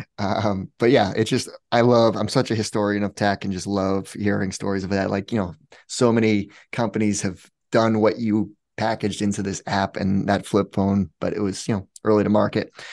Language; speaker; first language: English; native; English